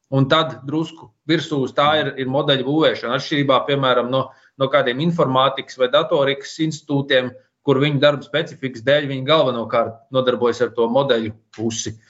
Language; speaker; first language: Latvian; native; Latvian